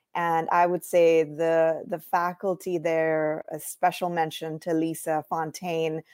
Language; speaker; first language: English; non-native, local second language; Tamil